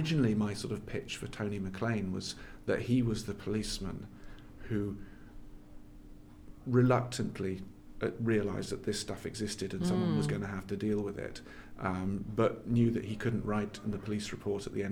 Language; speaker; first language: English; native; English